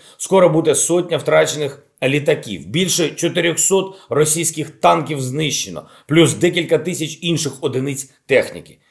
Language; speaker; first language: Ukrainian; non-native, local second language; Russian